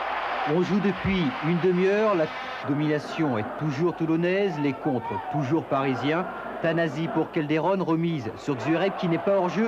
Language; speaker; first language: French; native; French